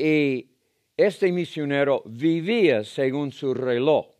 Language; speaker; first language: Spanish; non-native, fluent; English